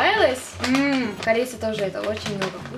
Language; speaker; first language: Russian; non-native, learner; Korean